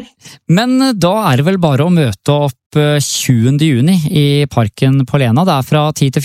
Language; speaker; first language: Norwegian; native; Norwegian